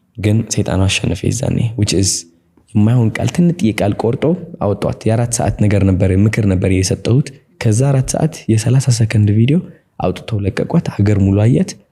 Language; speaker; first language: Amharic; non-native, local second language; Tigrinya